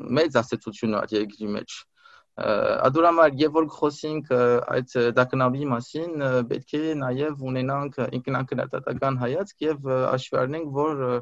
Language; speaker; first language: Armenian; early bilingual, heritage; Armenian